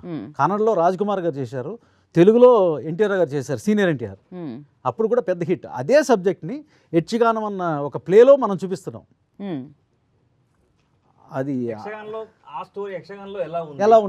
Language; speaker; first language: Telugu; native; Telugu